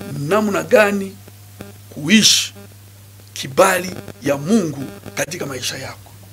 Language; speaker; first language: Swahili; non-native, local second language; Nande